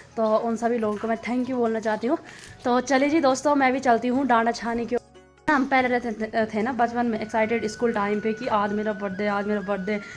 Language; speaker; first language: Hindi; non-native, local second language; Garhwali